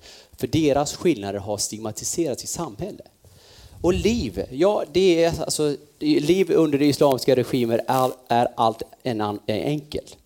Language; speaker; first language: Swedish; non-native, fluent; Kurdish